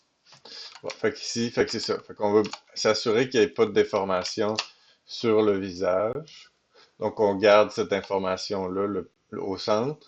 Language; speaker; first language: French; native; French